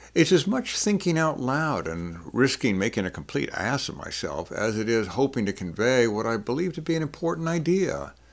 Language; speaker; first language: English; native; English